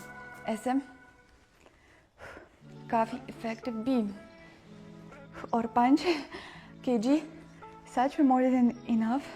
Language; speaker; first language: Hindi; non-native, fluent; Russian